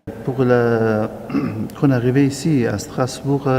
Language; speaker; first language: French; non-native, learner; Arabic